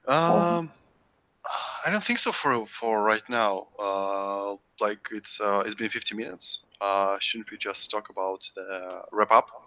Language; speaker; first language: English; non-native, fluent; Russian